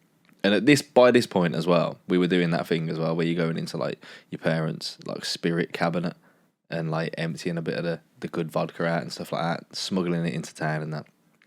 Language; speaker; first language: English; native; English